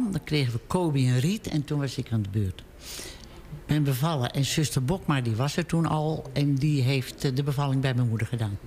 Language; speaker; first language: Dutch; native; Dutch